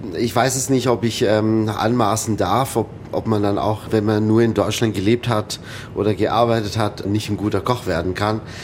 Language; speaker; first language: German; non-native, fluent; Arabic